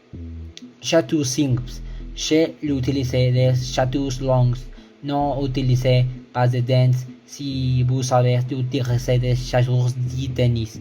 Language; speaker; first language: French; non-native, learner; Spanish